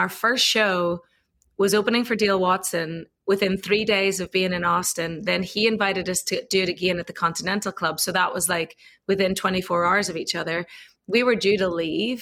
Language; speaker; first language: English; native; English